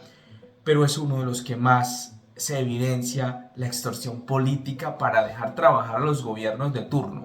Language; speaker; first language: Spanish; native; Spanish